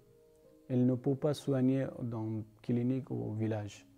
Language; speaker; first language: French; non-native, learner; Persian